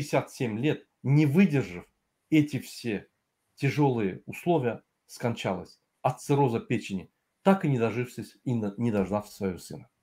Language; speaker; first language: Russian; non-native, fluent; Turkmen